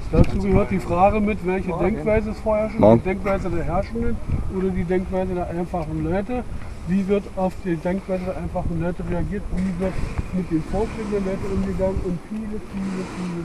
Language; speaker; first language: German; native; German